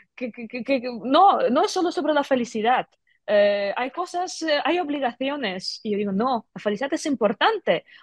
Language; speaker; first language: Spanish; non-native, fluent; Ukrainian